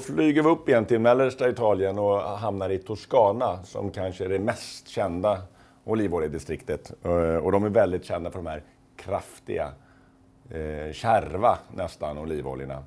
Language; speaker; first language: Swedish; native; Swedish